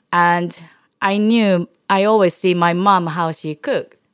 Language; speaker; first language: English; non-native, learner; Japanese